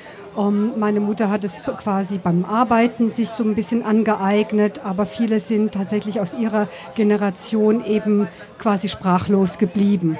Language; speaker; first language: German; early bilingual, other home language; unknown